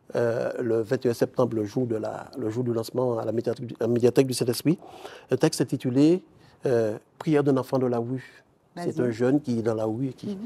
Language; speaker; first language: French; native; French